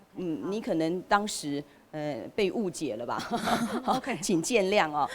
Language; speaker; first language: Chinese; native; Chinese